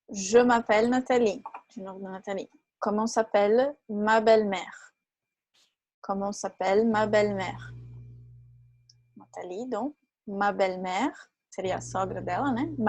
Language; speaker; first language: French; non-native, fluent; Portuguese